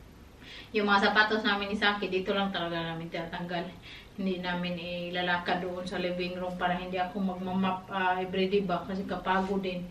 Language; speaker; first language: Filipino; non-native, local second language; Cebuano